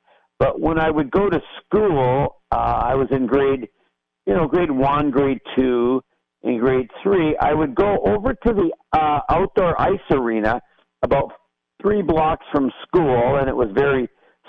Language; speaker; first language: English; native; English